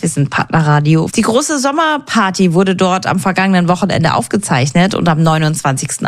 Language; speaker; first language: German; native; German